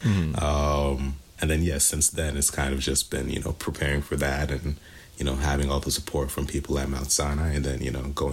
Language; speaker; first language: English; native; English